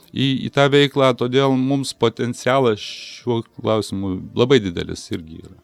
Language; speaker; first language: Lithuanian; native; Lithuanian